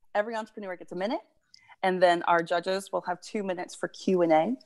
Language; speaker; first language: English; native; English